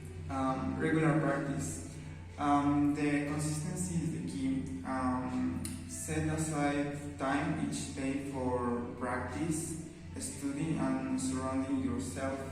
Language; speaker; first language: English; non-native, learner; Spanish